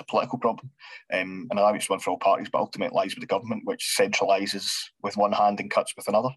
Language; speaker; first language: English; native; English